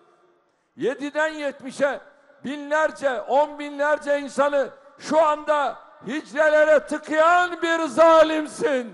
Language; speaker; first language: Turkish; native; Turkish